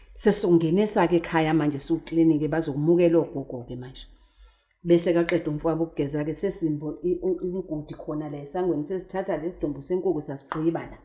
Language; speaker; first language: Zulu; native; Zulu